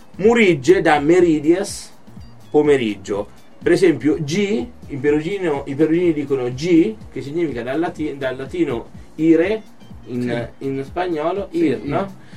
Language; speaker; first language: Italian; native; Italian